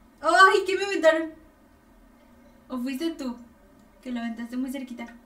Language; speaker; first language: Spanish; native; Spanish